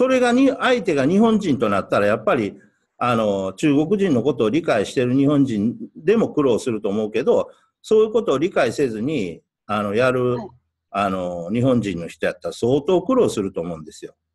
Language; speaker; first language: Japanese; native; Japanese